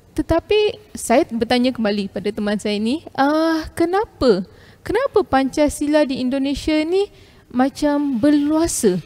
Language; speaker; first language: Malay; non-native, local second language; Tamil